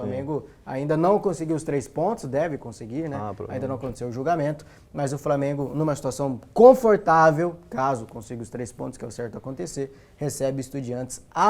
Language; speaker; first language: Portuguese; native; Portuguese